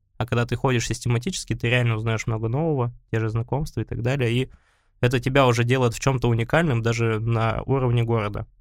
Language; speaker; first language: Russian; native; Russian